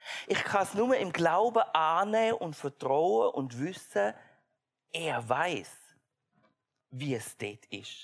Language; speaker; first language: German; native; German